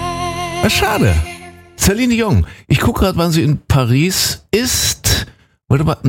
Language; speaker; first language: German; native; German